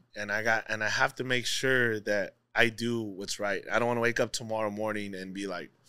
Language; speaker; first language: English; native; English